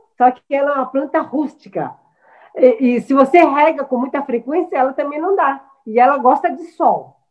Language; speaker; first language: Portuguese; early bilingual, other home language; Chinese